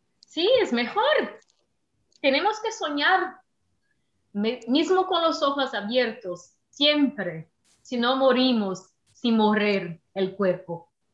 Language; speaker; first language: Spanish; non-native, learner; Portuguese